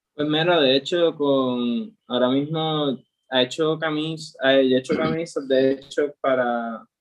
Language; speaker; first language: Spanish; native; Spanish